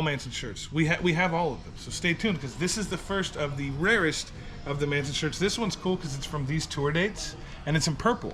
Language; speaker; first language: English; native; English